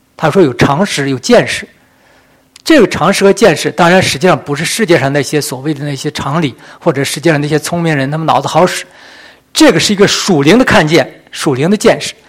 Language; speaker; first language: Chinese; native; Chinese